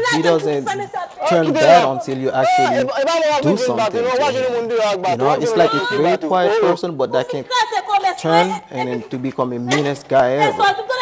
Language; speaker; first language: English; non-native, fluent; Haitian Creole